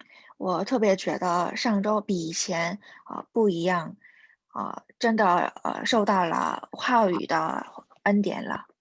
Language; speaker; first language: Chinese; non-native, fluent; Korean